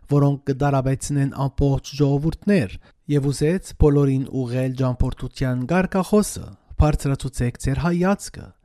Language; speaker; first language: Armenian; native; Armenian